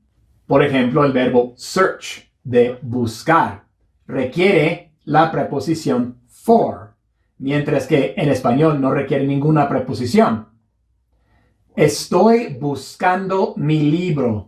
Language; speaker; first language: Spanish; non-native, fluent; English